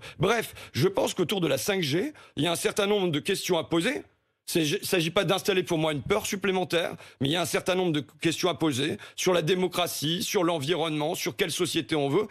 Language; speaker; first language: French; native; French